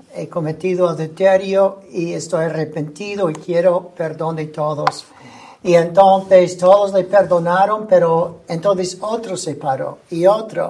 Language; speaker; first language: Spanish; non-native, fluent; English